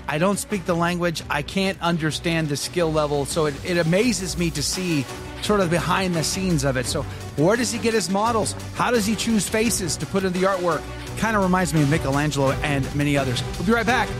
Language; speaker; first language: English; native; English